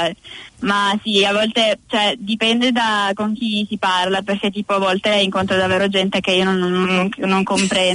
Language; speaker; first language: Italian; native; Italian